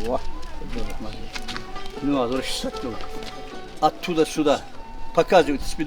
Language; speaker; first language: Russian; non-native, local second language; Tajik